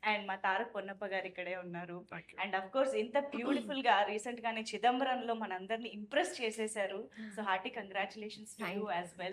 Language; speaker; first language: Telugu; native; Telugu